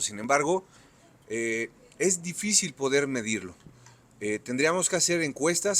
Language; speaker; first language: Spanish; native; Spanish